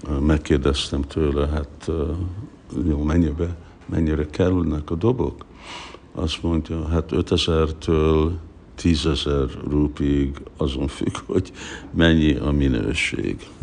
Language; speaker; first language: Hungarian; early bilingual, heritage; Hungarian